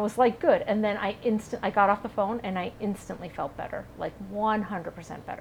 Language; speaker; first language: English; native; English